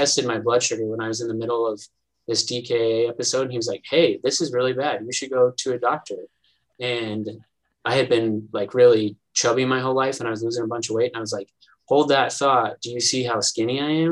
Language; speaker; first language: English; native; English